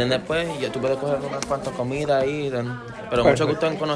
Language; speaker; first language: Spanish; early bilingual, heritage; Spanish